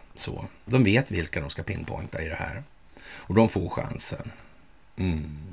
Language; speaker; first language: Swedish; native; Swedish